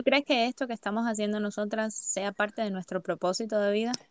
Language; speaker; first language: Spanish; native; Spanish